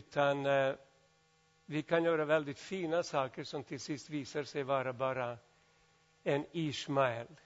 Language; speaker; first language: Swedish; non-native, fluent; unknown